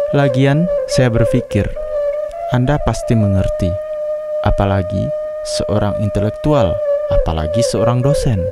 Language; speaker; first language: Indonesian; non-native, local second language; Minangkabau